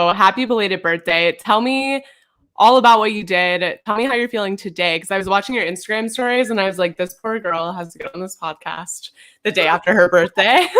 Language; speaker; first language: English; native; English